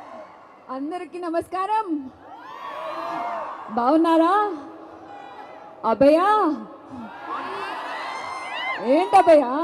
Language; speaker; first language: Telugu; non-native, fluent; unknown